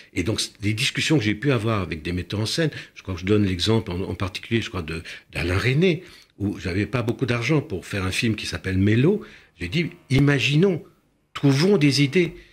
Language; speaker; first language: French; early bilingual, other home language; Romanian